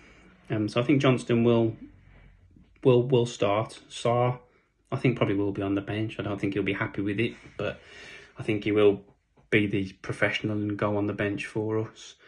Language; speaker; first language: English; native; English